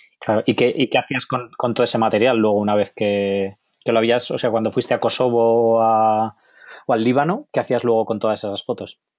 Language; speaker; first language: Spanish; native; Spanish